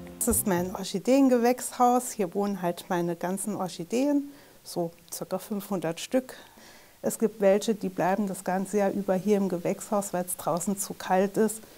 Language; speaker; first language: German; native; German